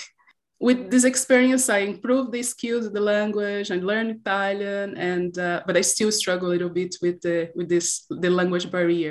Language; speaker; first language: English; non-native, fluent; Portuguese